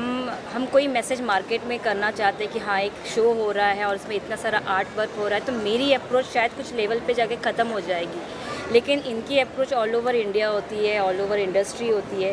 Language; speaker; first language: Hindi; native; Hindi